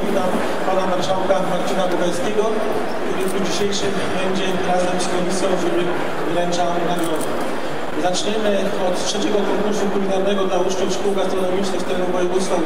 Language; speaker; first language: Polish; native; Polish